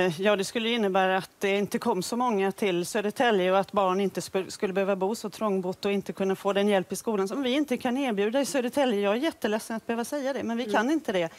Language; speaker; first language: Swedish; native; Swedish